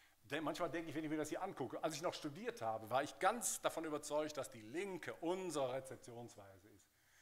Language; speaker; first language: German; native; German